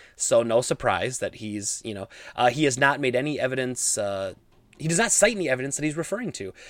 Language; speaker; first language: English; native; English